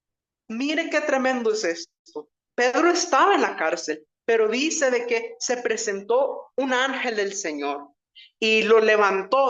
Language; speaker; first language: Spanish; native; Spanish